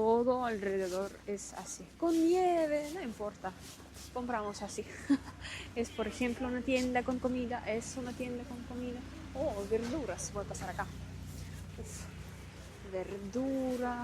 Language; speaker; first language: Spanish; non-native, learner; Russian